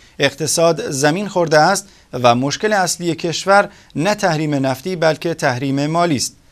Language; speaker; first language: Persian; non-native, local second language; Central Kurdish